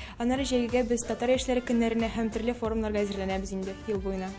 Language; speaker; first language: Tatar; native; Tatar